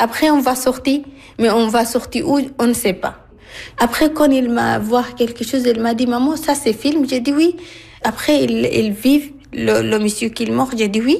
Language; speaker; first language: French; non-native, learner; Arabic